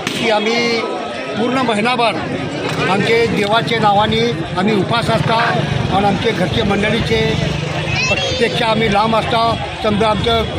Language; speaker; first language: Marathi; non-native, local second language; Hindi